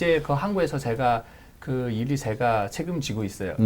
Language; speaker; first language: Korean; non-native, learner; Chinese